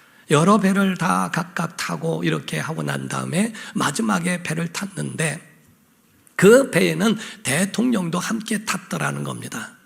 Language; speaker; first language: Korean; native; Korean